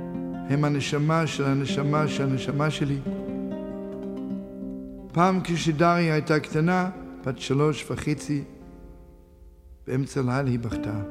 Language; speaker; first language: Hebrew; non-native, fluent; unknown